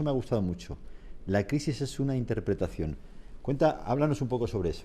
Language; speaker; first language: Spanish; native; Spanish